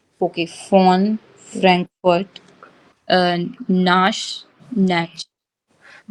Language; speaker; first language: German; non-native, learner; Hindi